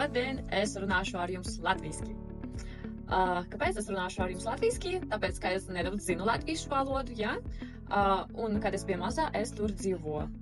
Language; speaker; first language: Latvian; early bilingual, heritage; Russian